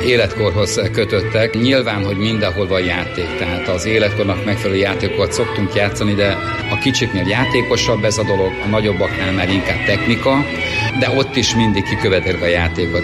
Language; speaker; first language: Hungarian; native; Hungarian